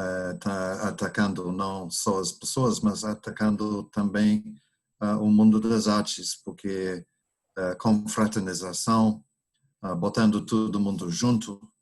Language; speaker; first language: Portuguese; non-native, fluent; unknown